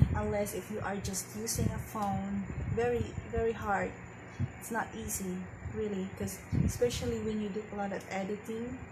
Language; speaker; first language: English; non-native, local second language; Filipino